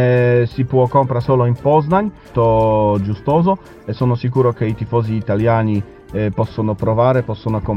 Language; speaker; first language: Italian; non-native, learner; Polish